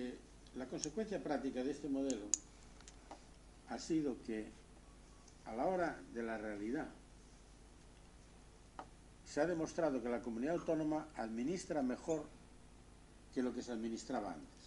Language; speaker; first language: Spanish; native; Spanish